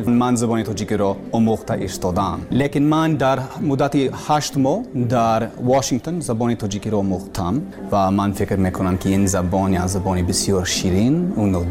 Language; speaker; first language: Persian; non-native, learner; English